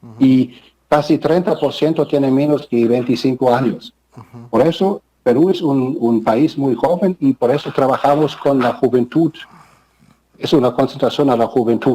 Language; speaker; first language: Spanish; non-native, fluent; German